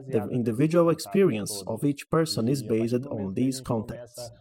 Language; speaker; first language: English; non-native, fluent; Portuguese